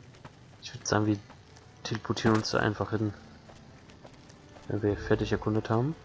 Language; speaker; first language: German; native; German